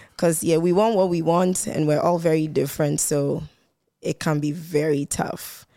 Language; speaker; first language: English; non-native, local second language; Ewe